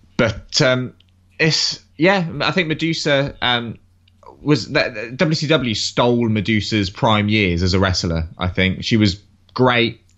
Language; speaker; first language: English; native; English